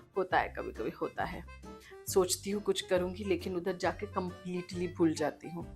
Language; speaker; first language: Hindi; non-native, local second language; Bangla